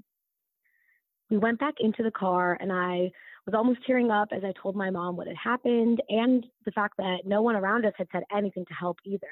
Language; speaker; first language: English; native; English